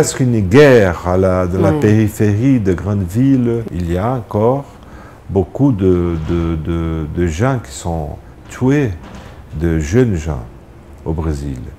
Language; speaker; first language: French; non-native, fluent; Portuguese